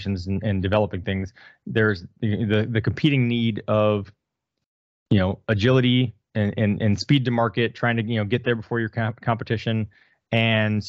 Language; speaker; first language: English; native; English